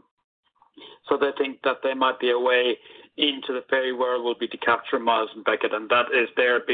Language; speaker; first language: English; native; English